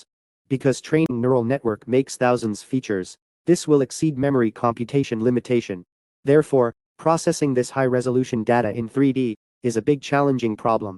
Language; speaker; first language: English; non-native, fluent; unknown